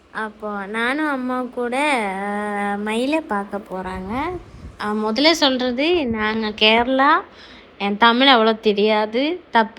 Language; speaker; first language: Tamil; non-native, learner; Malayalam